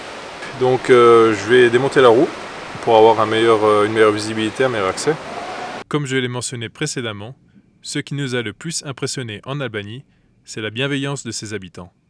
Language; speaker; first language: French; native; French